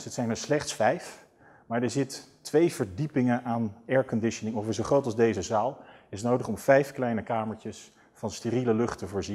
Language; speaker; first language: Dutch; native; Dutch